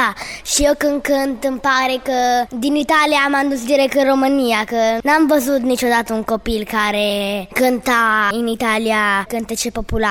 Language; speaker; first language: Romanian; early bilingual, heritage; Romanian